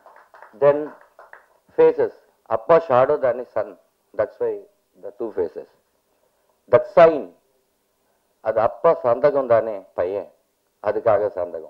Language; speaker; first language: Tamil; non-native, learner; Telugu